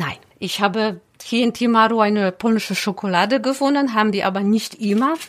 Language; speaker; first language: German; non-native, learner; Polish